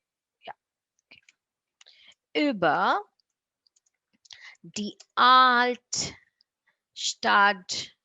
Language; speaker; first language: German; non-native, learner; Tamil